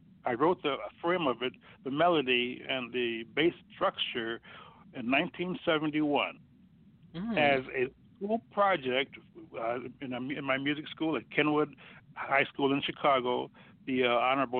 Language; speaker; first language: English; native; English